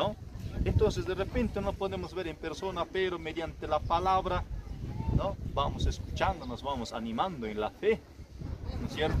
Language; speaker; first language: Spanish; native; Spanish